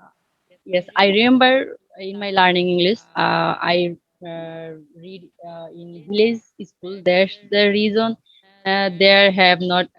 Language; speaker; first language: English; non-native, learner; Bangla